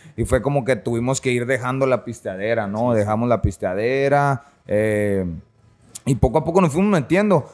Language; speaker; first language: Spanish; native; Spanish